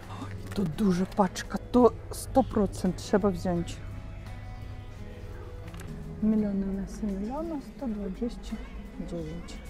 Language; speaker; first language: Polish; non-native, fluent; Russian